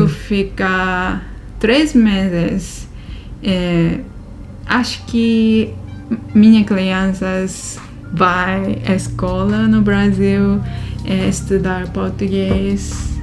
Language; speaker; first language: Portuguese; non-native, learner; Japanese